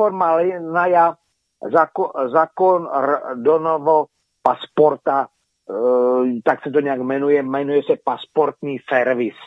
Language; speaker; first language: Czech; native; Czech